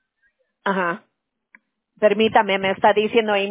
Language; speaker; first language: Spanish; early bilingual, heritage; English